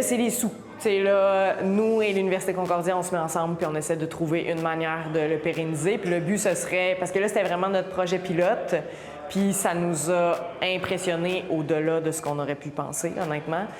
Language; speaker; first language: French; native; French